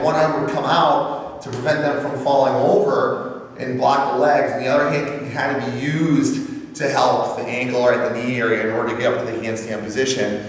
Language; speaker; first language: English; native; English